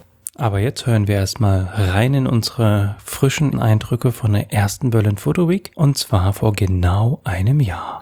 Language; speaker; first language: German; native; German